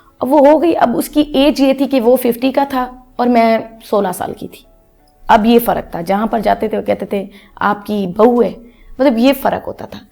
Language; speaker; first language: Urdu; non-native, local second language; Punjabi